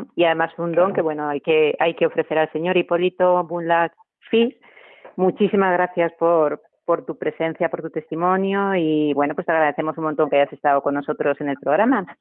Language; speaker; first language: Spanish; native; Spanish